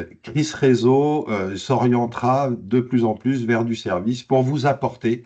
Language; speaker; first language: French; native; French